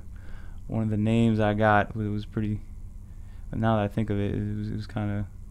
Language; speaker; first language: English; native; English